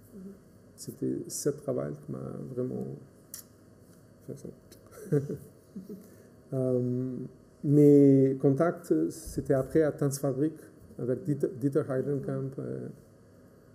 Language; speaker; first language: French; non-native, fluent; Portuguese